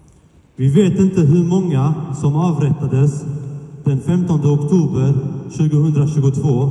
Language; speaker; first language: Swedish; early bilingual, other home language; Kurdish